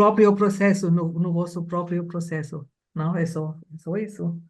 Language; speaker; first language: Portuguese; non-native, fluent; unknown